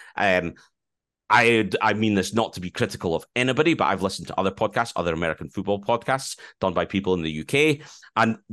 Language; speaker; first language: English; native; English